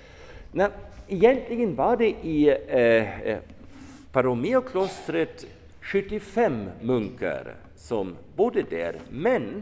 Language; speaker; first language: Swedish; non-native, fluent; German